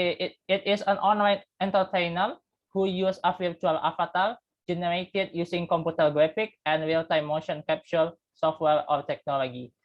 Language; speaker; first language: English; non-native, learner; Indonesian